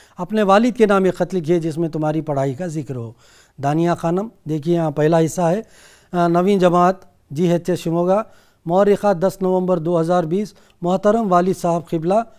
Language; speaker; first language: Urdu; native; Urdu